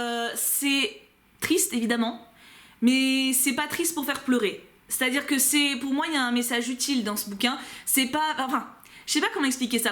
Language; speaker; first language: French; native; French